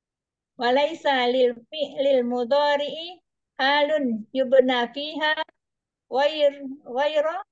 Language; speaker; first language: Arabic; non-native, learner; Indonesian